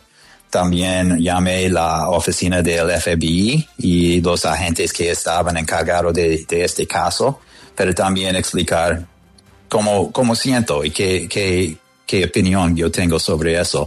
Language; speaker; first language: Spanish; non-native, fluent; English